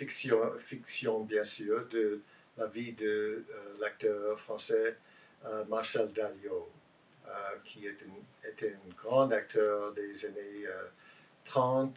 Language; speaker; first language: French; non-native, learner; English